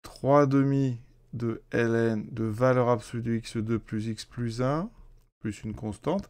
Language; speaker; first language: French; native; French